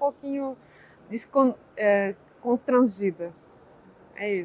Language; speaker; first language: Portuguese; non-native, fluent; Russian